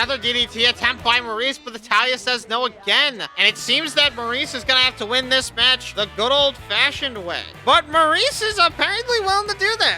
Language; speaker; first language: English; native; English